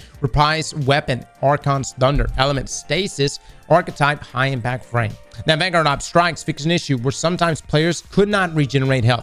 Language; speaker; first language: English; native; English